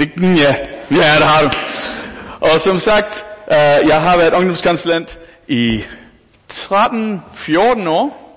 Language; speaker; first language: Danish; non-native, fluent; English